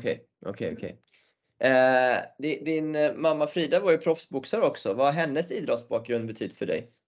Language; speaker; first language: Swedish; native; Swedish